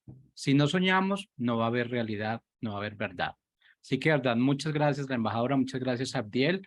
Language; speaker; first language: Spanish; native; Spanish